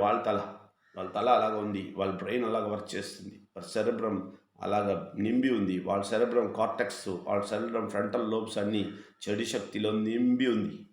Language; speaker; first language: Telugu; non-native, fluent; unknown